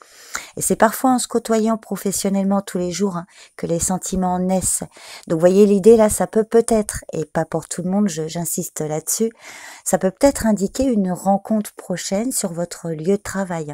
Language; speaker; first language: French; native; French